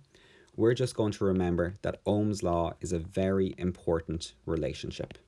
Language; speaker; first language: English; native; English